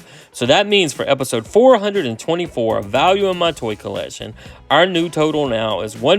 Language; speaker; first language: English; native; English